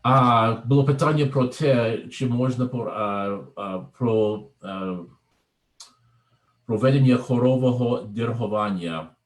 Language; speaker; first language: Ukrainian; non-native, learner; English